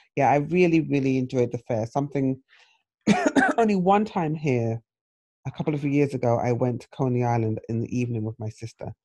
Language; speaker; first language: English; native; English